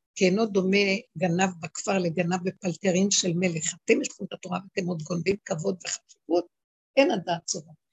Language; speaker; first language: Hebrew; native; Hebrew